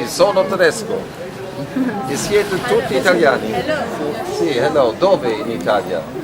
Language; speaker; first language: Italian; non-native, learner; German